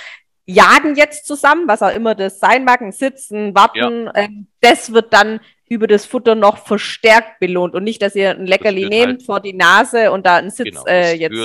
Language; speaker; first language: German; native; German